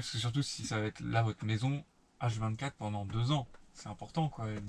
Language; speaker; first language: French; native; French